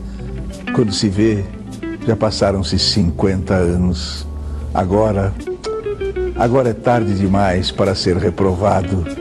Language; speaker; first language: Portuguese; native; Portuguese